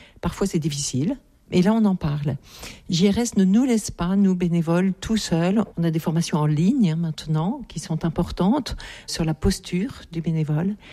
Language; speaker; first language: French; native; French